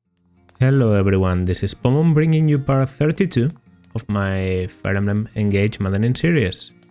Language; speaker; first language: English; non-native, fluent; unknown